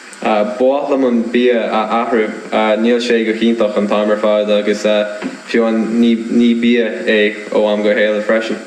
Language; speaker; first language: Irish; non-native, local second language; English